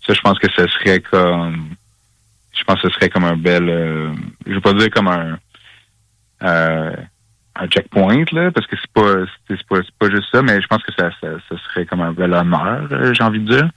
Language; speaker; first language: French; native; French